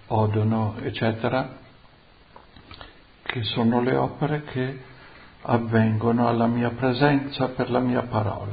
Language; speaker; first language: Italian; native; Italian